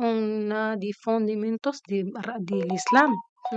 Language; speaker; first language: Spanish; non-native, learner; Arabic